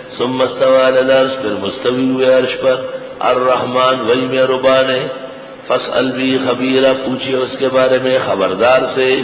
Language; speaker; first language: Urdu; non-native, local second language; Pashto